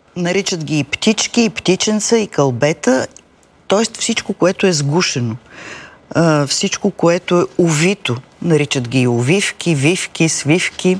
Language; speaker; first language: Bulgarian; native; Bulgarian